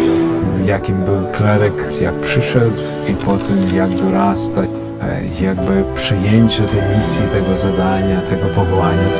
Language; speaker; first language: Polish; non-native, fluent; Ukrainian